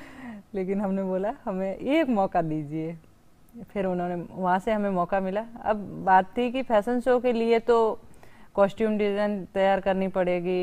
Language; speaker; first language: Hindi; native; Hindi